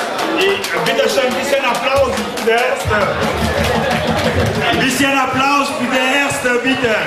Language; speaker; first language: German; non-native, learner; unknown